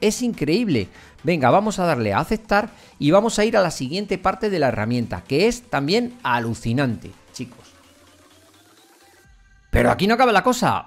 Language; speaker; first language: Spanish; native; Spanish